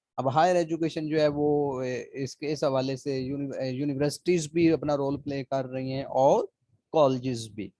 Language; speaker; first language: Urdu; non-native, local second language; Punjabi